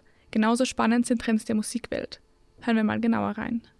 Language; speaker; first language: German; native; German